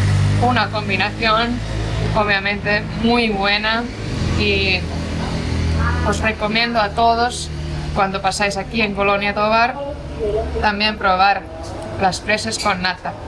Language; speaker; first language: Spanish; non-native, fluent; Estonian